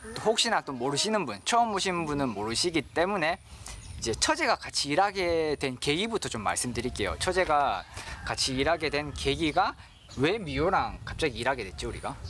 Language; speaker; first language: Korean; native; Korean